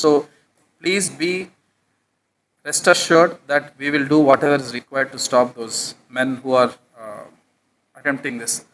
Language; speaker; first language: English; non-native, local second language; Telugu